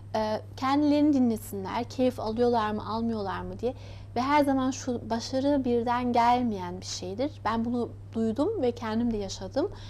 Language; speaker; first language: Turkish; early bilingual, heritage; Turkish